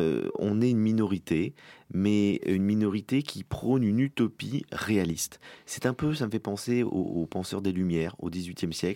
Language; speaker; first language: French; native; French